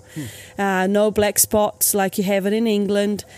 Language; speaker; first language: English; native; English